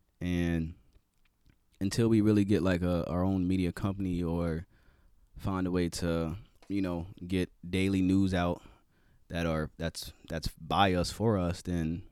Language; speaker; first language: English; native; English